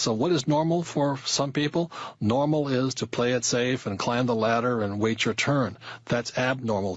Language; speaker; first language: English; native; English